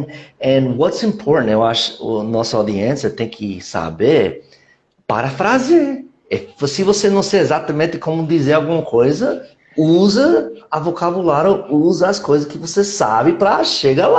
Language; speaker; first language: Portuguese; non-native, fluent; English